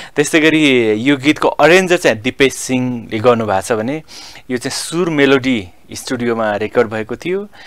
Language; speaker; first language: Nepali; native; Nepali